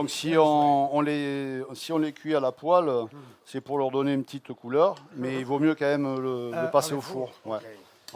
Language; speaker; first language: French; native; French